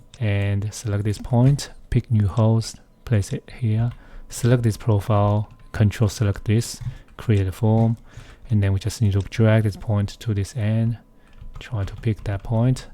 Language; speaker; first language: English; non-native, fluent; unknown